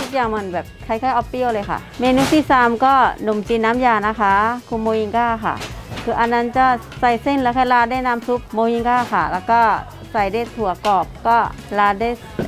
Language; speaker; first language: Thai; non-native, fluent; Burmese